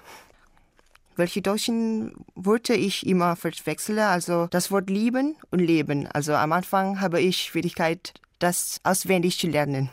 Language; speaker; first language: German; non-native, learner; Indonesian